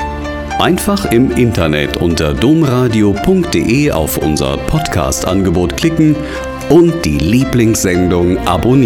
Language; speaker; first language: German; native; German